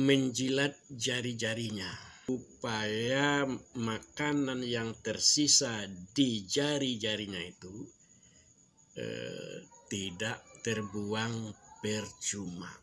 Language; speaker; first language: Indonesian; non-native, local second language; Minangkabau